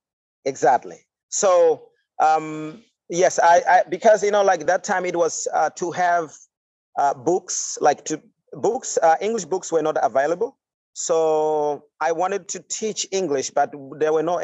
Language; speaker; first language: English; non-native, fluent; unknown